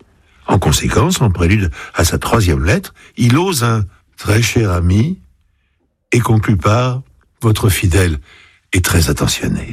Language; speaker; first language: French; native; French